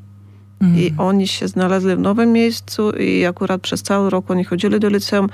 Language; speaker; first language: Polish; non-native, fluent; Ukrainian